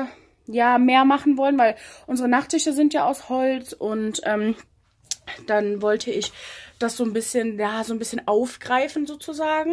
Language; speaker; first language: German; native; German